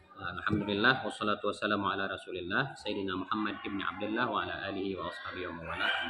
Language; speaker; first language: Indonesian; non-native, local second language; Achinese